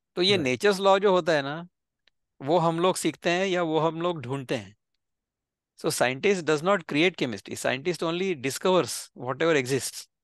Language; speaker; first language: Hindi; non-native, local second language; Marathi